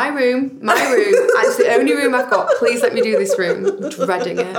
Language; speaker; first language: English; native; English